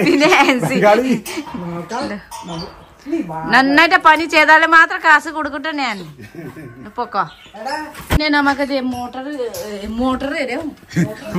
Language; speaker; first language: Malayalam; non-native, learner; Nepali